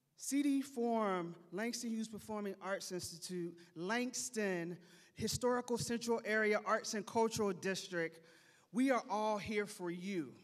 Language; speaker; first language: English; native; English